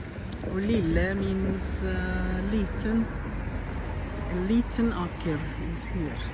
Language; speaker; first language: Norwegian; non-native, learner; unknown